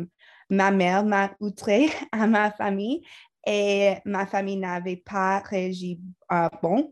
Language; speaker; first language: French; non-native, learner; English